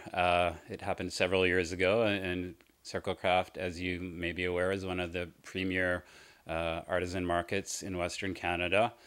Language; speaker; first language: English; native; English